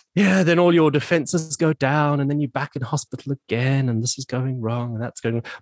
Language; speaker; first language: English; native; English